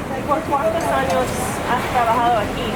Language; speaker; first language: Spanish; non-native, learner; English